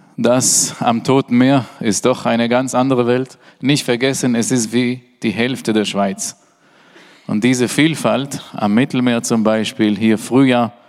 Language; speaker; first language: German; non-native, fluent; Hebrew